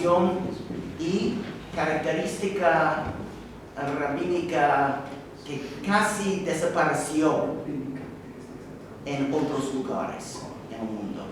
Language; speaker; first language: Spanish; non-native, fluent; English